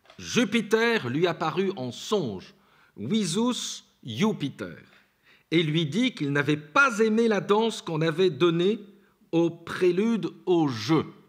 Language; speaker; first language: French; native; French